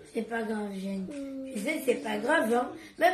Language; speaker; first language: French; early bilingual, other home language; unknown